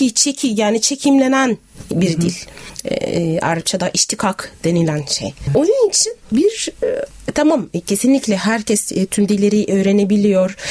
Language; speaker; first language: Turkish; non-native, fluent; Arabic